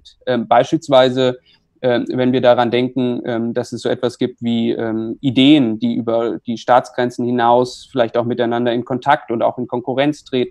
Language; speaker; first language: German; native; German